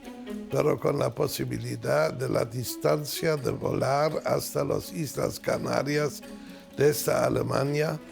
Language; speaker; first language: Spanish; non-native, fluent; German